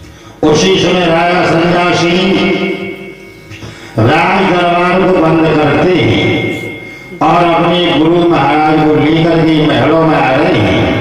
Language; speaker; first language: Hindi; native; Hindi